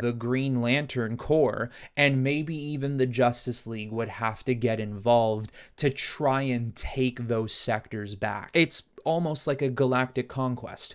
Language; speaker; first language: English; native; English